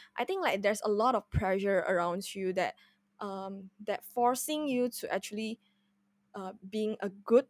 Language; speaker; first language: English; non-native, fluent; Indonesian